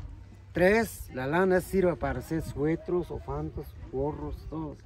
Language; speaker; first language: Spanish; non-native, local second language; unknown